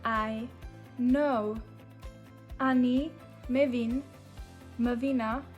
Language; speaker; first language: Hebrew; non-native, fluent; English